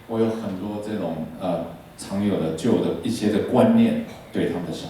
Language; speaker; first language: Chinese; native; Chinese